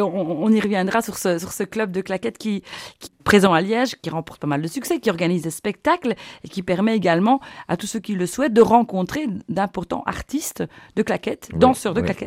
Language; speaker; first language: French; native; French